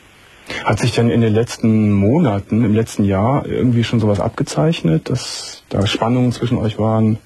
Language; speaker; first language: German; native; German